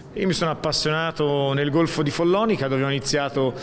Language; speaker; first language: Italian; native; Italian